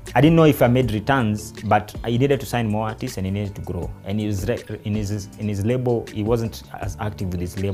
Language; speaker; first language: English; non-native, local second language; Swahili